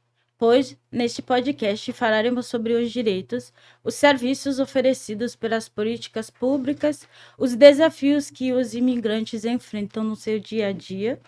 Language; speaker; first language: Portuguese; non-native, fluent; Haitian Creole